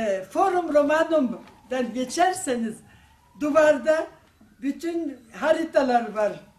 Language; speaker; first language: Turkish; non-native, fluent; German